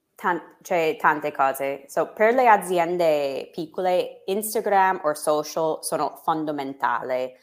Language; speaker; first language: Italian; non-native, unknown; English